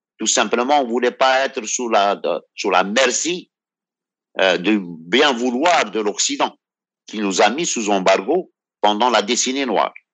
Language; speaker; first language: French; non-native, local second language; Arabic